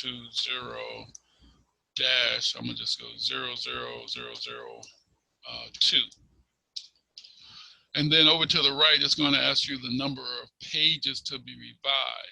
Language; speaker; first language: English; native; English